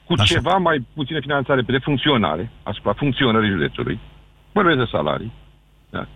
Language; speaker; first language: Romanian; native; Romanian